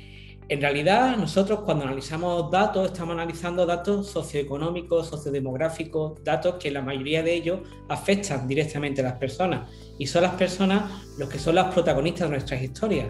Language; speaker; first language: Spanish; native; Spanish